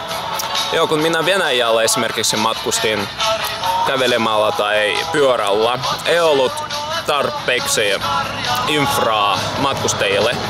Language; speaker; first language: Finnish; non-native, fluent; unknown